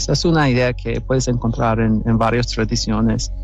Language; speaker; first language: Spanish; non-native, fluent; English